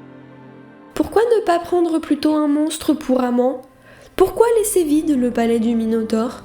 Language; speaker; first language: French; native; French